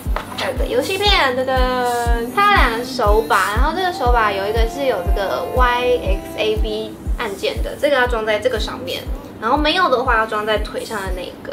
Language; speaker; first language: Chinese; native; Chinese